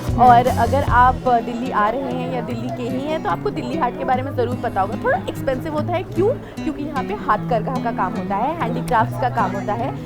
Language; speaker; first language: Hindi; non-native, local second language; Bangla